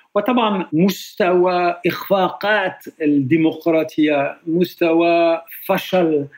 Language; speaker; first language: Arabic; non-native, fluent; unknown